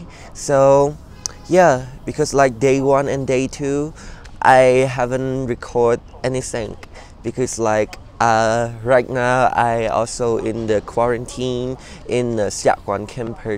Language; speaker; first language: English; non-native, learner; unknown